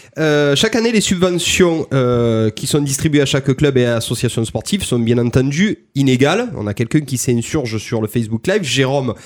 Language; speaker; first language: French; native; French